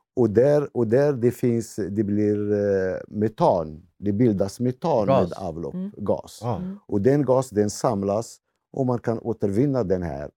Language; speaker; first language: Swedish; non-native, fluent; Arabic